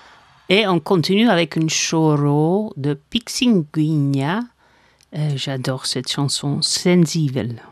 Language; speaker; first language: French; non-native, fluent; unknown